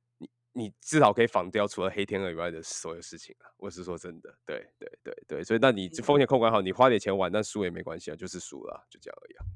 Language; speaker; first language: Chinese; native; Chinese